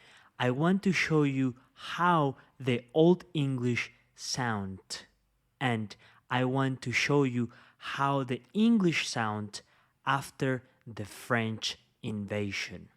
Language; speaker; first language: English; non-native, fluent; Spanish